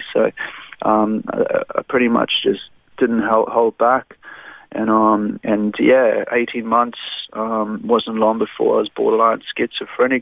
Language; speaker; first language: English; native; English